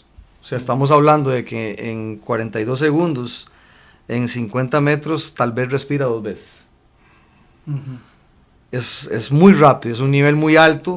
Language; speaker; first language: Spanish; native; Spanish